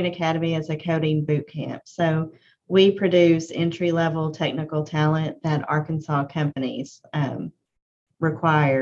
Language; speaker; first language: English; native; English